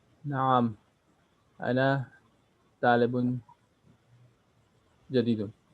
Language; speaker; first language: Arabic; non-native, learner; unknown